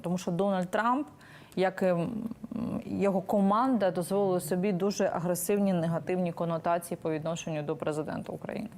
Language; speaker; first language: Ukrainian; native; Ukrainian